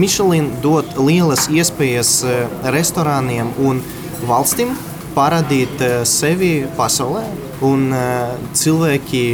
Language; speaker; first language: Latvian; non-native, local second language; Russian